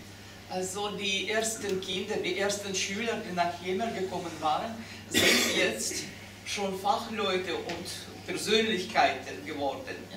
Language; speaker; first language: German; non-native, fluent; Russian